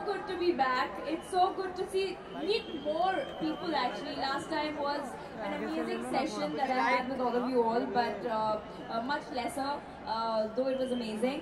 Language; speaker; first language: English; non-native, local second language; Hindi